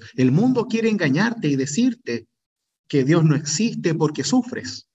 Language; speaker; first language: Spanish; native; Spanish